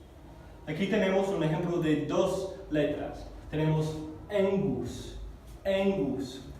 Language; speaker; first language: Spanish; non-native, fluent; English